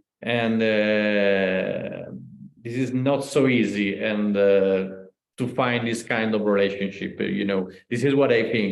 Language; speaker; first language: English; non-native, learner; Italian